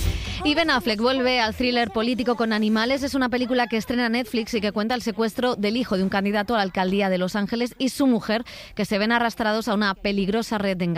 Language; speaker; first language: Spanish; native; Spanish